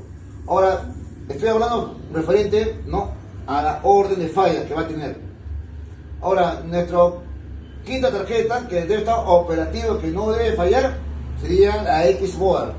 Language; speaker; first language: Spanish; native; Spanish